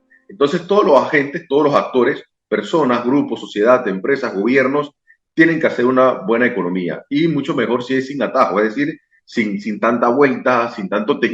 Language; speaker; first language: Spanish; native; Spanish